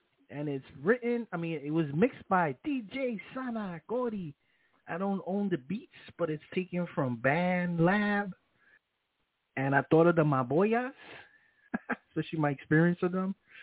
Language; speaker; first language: English; early bilingual, other home language; Spanish